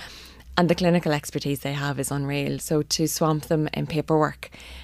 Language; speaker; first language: English; native; English